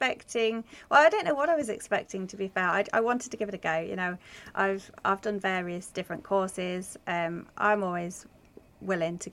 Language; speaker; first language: English; native; English